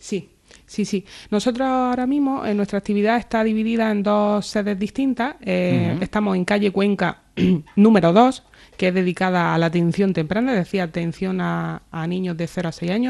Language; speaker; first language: Spanish; native; Spanish